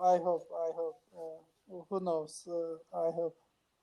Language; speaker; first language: English; non-native, learner; Turkish